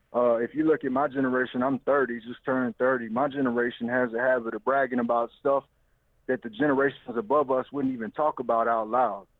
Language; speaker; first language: English; native; English